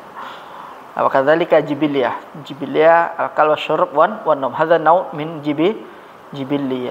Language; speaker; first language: Arabic; non-native, fluent; Indonesian